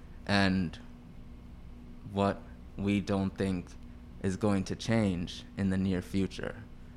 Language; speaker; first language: English; native; English